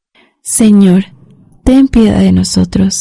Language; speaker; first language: Spanish; native; Spanish